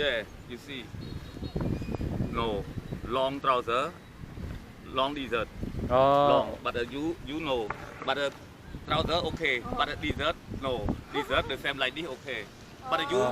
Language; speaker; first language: English; non-native, learner; Khmer